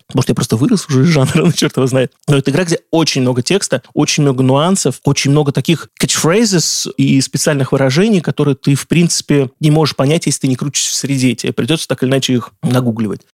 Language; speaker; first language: Russian; native; Russian